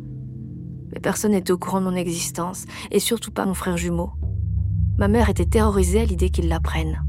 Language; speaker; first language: French; native; French